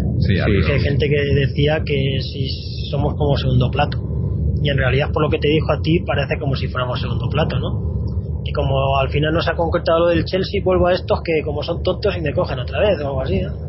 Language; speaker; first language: Spanish; native; Spanish